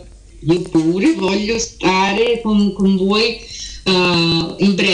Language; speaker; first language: Italian; early bilingual, heritage; Portuguese